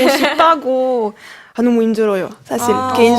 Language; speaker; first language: Korean; non-native, fluent; French